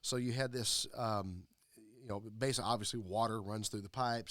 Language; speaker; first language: English; native; English